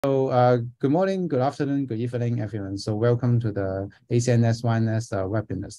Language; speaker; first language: English; non-native, fluent; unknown